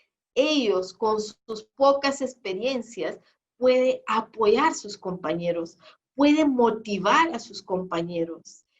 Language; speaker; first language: Spanish; non-native, fluent; Portuguese